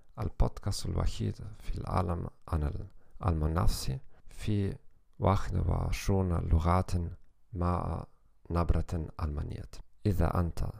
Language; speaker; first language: Arabic; non-native, learner; German